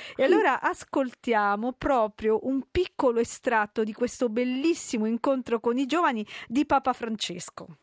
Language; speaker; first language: Italian; native; Italian